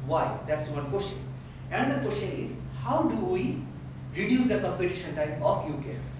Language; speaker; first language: English; non-native, local second language; Bangla